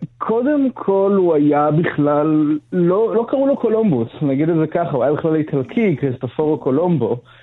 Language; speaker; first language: Hebrew; native; Hebrew